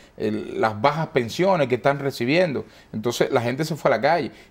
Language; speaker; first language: Spanish; native; Spanish